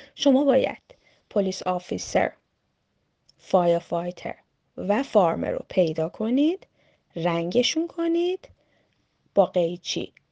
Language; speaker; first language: Persian; native; Persian